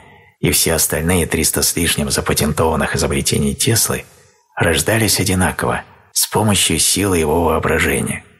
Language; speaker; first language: Russian; native; Russian